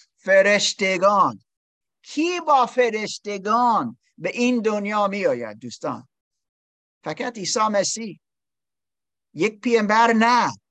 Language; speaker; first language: Persian; non-native, learner; English